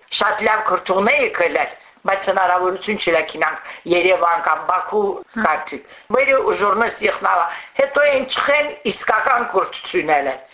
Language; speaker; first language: Armenian; native; Armenian